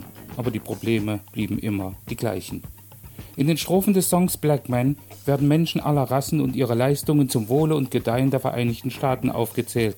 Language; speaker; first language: German; native; German